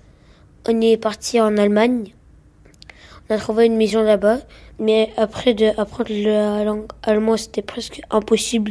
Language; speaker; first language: French; early bilingual, other home language; Ukrainian